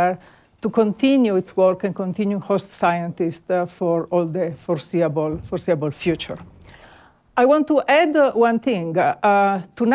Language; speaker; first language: English; non-native, fluent; Italian